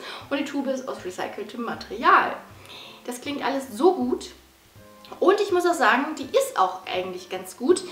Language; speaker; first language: German; native; German